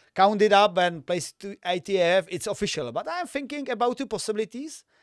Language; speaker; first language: English; non-native, fluent; Czech